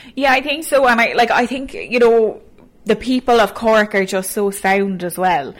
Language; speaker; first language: English; native; English